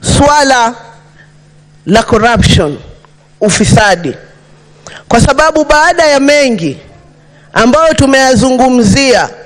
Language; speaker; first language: Swahili; native; Swahili